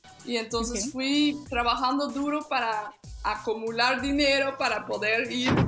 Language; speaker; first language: Spanish; non-native, fluent; Dutch